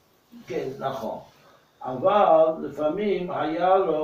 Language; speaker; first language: Hebrew; non-native, fluent; English